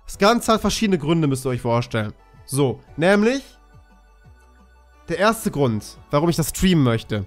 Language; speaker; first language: German; native; German